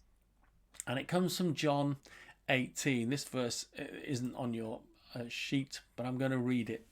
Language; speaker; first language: English; native; English